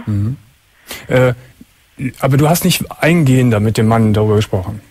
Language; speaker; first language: German; native; German